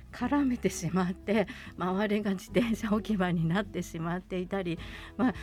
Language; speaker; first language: Japanese; native; Japanese